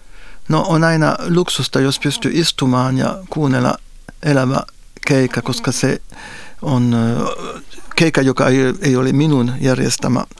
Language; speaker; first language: Finnish; non-native, fluent; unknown